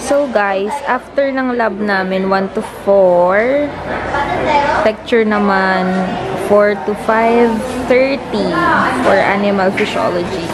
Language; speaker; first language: Filipino; non-native, local second language; Bikol